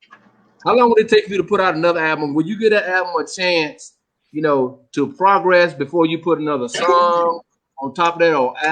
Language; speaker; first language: English; native; English